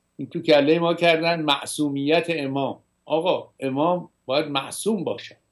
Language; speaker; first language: Persian; native; Persian